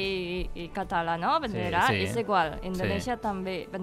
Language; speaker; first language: Catalan; non-native, learner; Indonesian